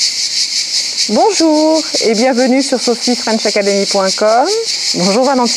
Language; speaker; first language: French; native; French